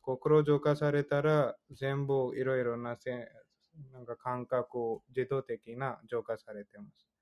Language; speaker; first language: Japanese; non-native, fluent; Hindi